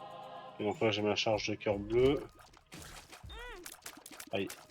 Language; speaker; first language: French; native; French